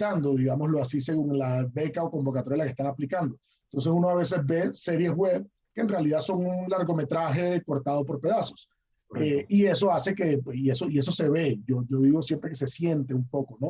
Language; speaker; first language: Spanish; native; Spanish